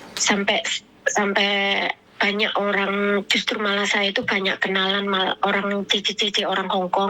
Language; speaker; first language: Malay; non-native, local second language; Javanese